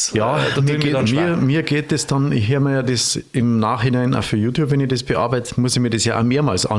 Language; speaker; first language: German; native; German